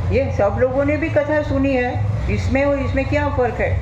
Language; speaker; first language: Hindi; non-native, local second language; Gujarati